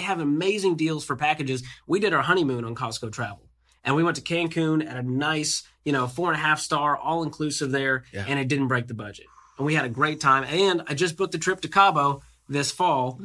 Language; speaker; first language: English; native; English